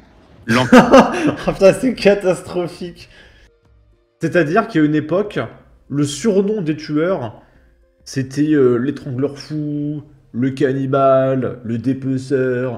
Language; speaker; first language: French; native; French